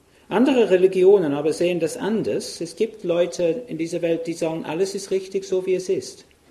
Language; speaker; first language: German; non-native, fluent; English